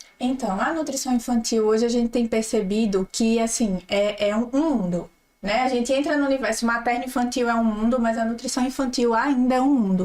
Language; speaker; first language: Portuguese; native; Portuguese